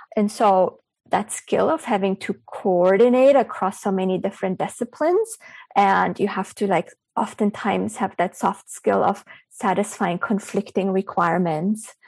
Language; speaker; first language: English; early bilingual, other home language; Bulgarian